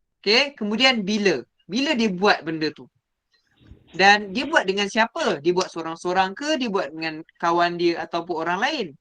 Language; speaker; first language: Malay; native; Malay